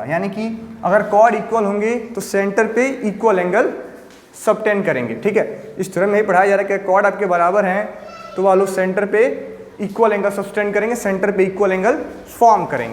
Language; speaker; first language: Hindi; native; Hindi